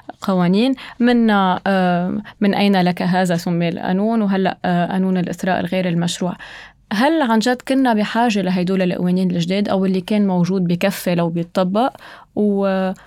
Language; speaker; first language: Arabic; native; Arabic